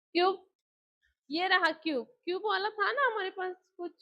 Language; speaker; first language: Hindi; non-native, local second language; Marathi